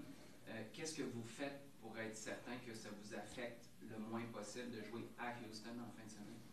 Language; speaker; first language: French; native; French